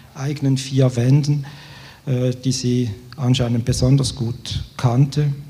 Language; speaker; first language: German; native; German